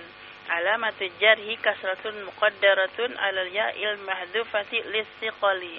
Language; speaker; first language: Arabic; non-native, learner; Indonesian